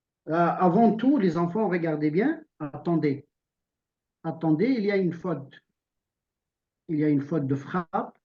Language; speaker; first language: French; non-native, local second language; Arabic